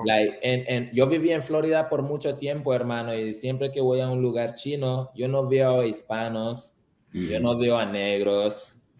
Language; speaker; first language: Spanish; early bilingual, heritage; Spanish